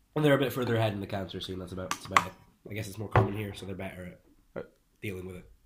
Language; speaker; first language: English; early bilingual, other home language; Hungarian